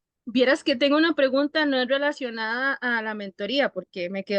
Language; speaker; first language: Spanish; native; Spanish